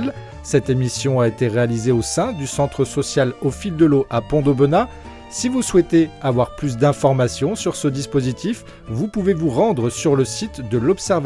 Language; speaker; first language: French; native; French